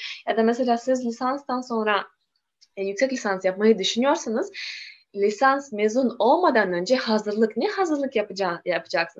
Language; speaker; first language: Turkish; non-native, learner; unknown